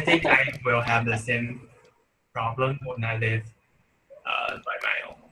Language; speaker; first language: English; non-native, learner; Chinese